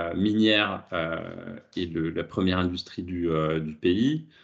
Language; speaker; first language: French; native; French